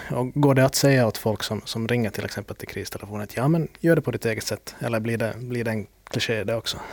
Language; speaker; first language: Swedish; native; Swedish